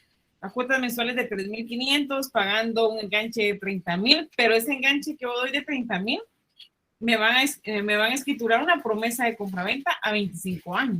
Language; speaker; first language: Spanish; native; Spanish